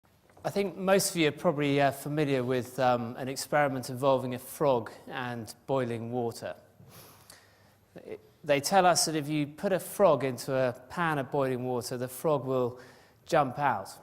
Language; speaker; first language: English; native; English